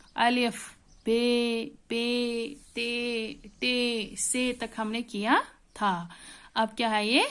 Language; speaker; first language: Hindi; non-native, local second language; Kashmiri